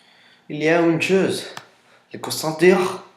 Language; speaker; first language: French; non-native, learner; Spanish